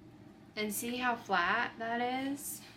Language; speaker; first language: English; native; English